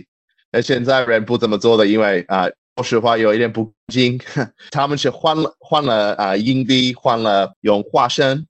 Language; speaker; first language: Chinese; non-native, learner; English